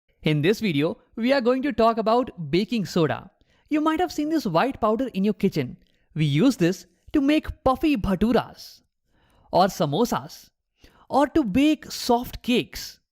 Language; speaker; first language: English; non-native, local second language; Hindi